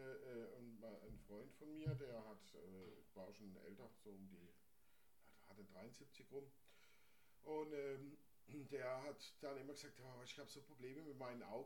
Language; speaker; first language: German; native; German